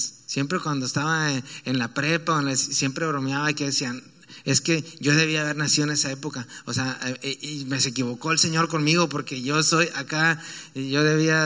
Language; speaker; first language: Spanish; native; Spanish